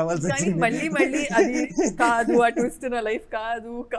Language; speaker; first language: Telugu; non-native, fluent; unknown